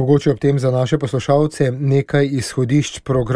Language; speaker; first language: Slovenian; native; Slovenian